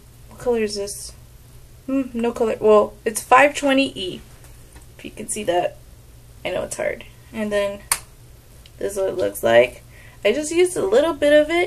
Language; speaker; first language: English; early bilingual, other home language; Spanish